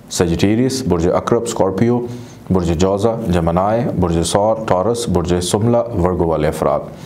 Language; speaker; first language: Urdu; native; Urdu